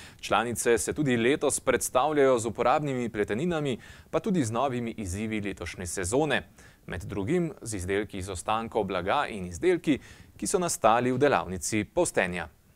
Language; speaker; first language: Slovenian; native; Slovenian